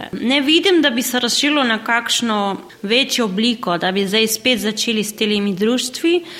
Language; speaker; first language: Slovenian; early bilingual, heritage; Slovenian